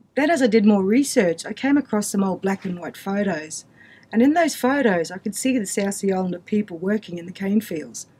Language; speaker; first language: English; native; English